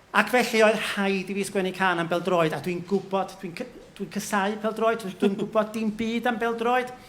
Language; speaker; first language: Welsh; native; Welsh